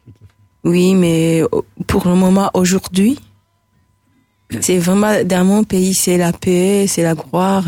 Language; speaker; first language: French; non-native, local second language; Rundi